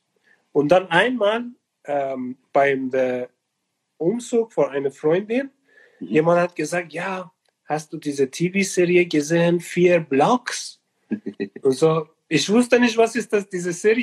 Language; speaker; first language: German; non-native, learner; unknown